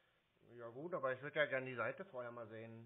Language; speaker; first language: German; native; German